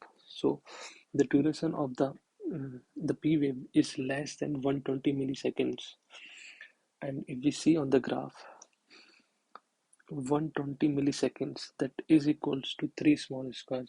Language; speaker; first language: English; non-native, local second language; Hindi